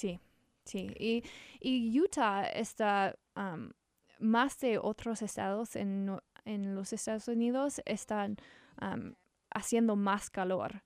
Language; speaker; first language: Spanish; non-native, learner; English